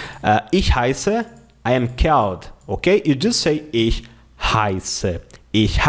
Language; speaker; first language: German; non-native, fluent; Portuguese